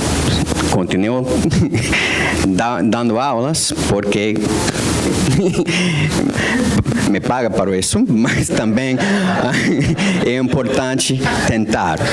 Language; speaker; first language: Portuguese; non-native, fluent; English